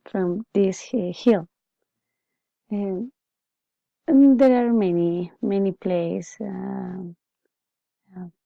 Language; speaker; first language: English; non-native, learner; Spanish